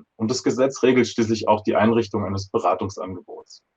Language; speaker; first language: German; native; German